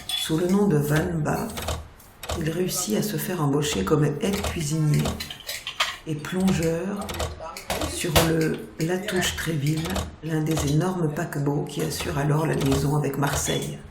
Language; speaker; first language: French; native; French